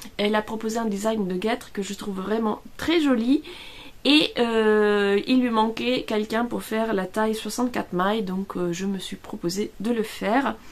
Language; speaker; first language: French; non-native, fluent; Italian